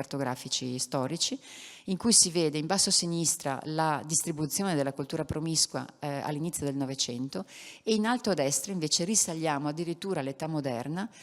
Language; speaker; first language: Italian; native; Italian